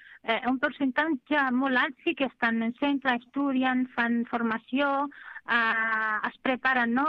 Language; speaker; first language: Catalan; non-native, fluent; Arabic